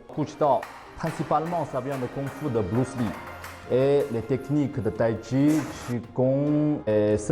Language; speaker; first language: French; non-native, fluent; Chinese